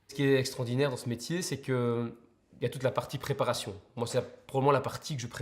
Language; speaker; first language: French; native; French